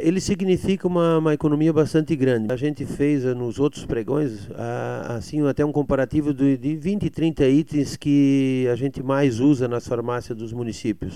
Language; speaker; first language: Portuguese; native; Portuguese